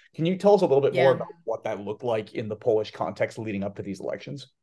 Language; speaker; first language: English; native; English